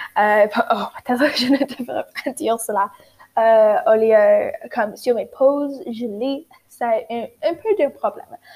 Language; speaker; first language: French; non-native, learner; English